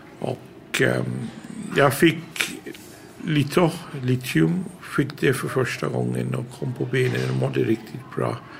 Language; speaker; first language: Swedish; early bilingual, heritage; Swedish